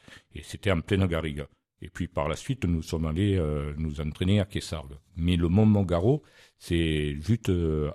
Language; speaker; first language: French; native; French